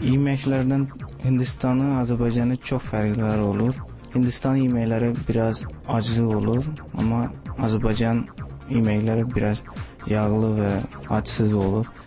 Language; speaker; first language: Azerbaijani; non-native, learner; Tamil